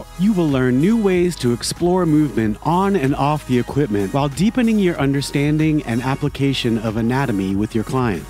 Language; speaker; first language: English; native; English